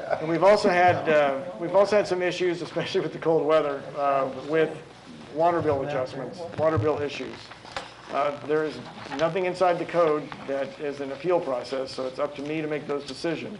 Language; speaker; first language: English; native; English